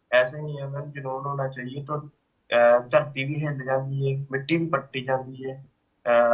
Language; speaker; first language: Hindi; non-native, local second language; Punjabi